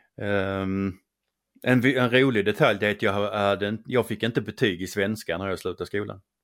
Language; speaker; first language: Swedish; native; Swedish